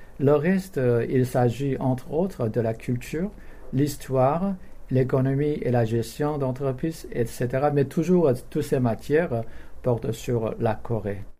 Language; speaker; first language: French; non-native, fluent; Korean